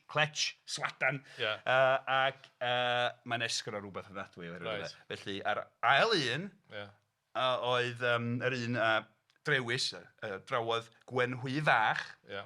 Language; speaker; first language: Welsh; native; Welsh